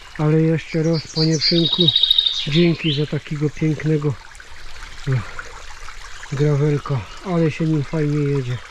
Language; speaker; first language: Polish; native; Polish